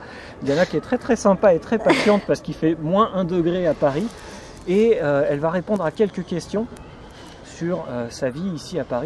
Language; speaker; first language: French; native; French